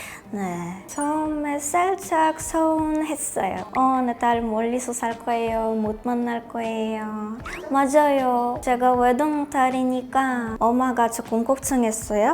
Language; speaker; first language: Korean; non-native, learner; Polish